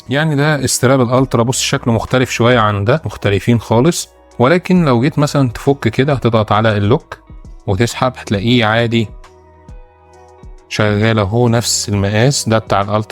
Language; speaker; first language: Arabic; native; Arabic